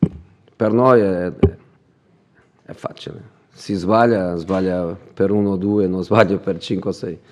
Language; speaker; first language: Italian; non-native, fluent; Portuguese